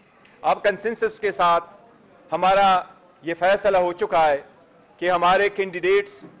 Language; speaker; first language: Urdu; non-native, local second language; Pashto